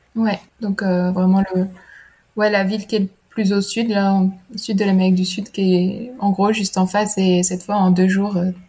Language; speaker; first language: French; native; French